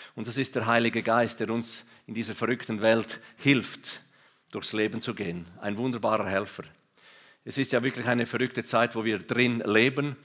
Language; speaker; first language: German; non-native, local second language; Romansh